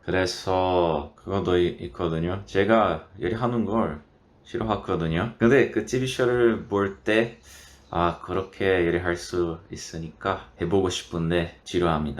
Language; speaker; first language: Korean; non-native, learner; Portuguese